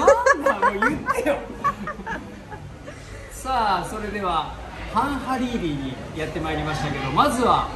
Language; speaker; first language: Japanese; native; Japanese